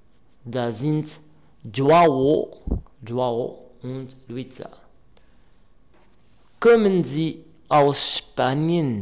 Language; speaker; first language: German; non-native, learner; Arabic